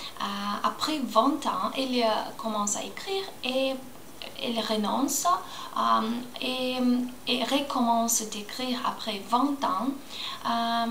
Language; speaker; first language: French; non-native, learner; Spanish